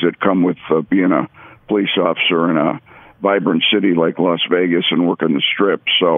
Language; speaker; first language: English; native; English